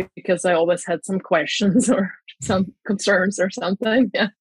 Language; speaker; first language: English; non-native, fluent; German